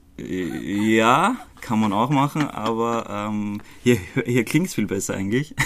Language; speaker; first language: German; early bilingual, other home language; Croatian